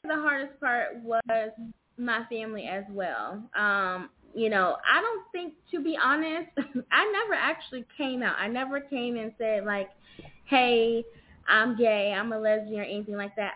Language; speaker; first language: English; native; English